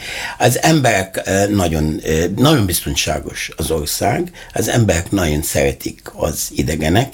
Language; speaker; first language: Hungarian; non-native, learner; Arabic